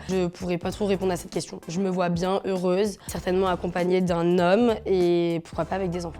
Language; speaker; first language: French; native; French